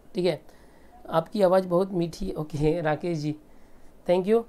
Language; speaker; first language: Hindi; native; Hindi